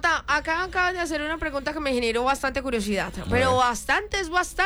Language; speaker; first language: Spanish; native; Spanish